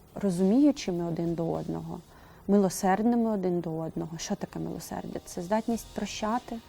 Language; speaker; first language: Ukrainian; native; Ukrainian